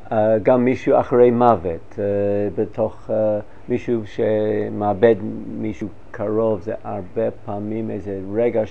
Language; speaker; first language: Hebrew; non-native, fluent; English